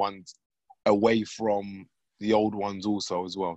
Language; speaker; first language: English; native; English